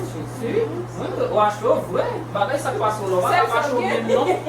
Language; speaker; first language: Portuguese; non-native, learner; Haitian Creole